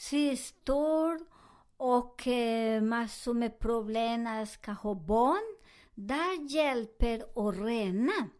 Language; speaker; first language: Swedish; non-native, learner; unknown